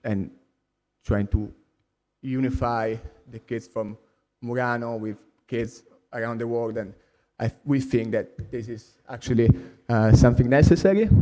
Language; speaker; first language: English; non-native, fluent; Italian